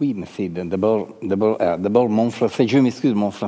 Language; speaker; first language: French; non-native, fluent; Italian